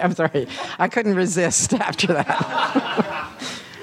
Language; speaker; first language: English; native; English